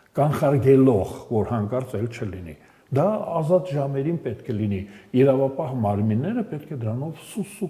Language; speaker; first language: Armenian; native; Armenian